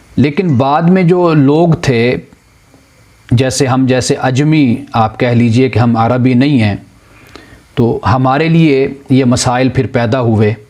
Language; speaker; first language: Urdu; native; Urdu